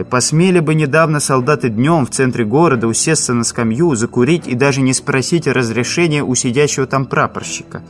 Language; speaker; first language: Russian; native; Russian